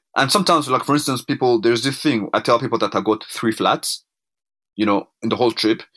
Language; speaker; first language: English; non-native, local second language; Kinyarwanda